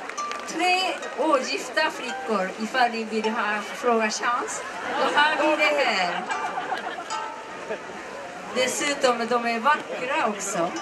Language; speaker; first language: Swedish; non-native, learner; Japanese